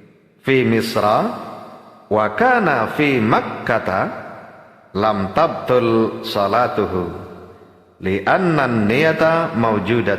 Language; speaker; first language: Arabic; non-native, fluent; Indonesian